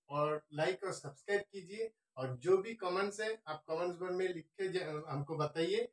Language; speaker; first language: Hindi; non-native, local second language; Bangla